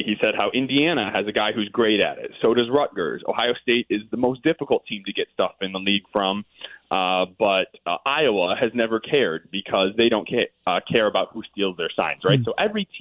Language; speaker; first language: English; native; English